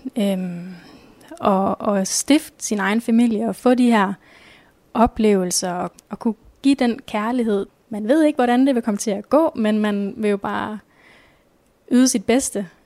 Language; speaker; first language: Danish; native; Danish